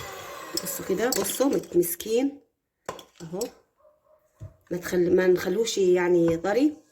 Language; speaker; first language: Arabic; native; Arabic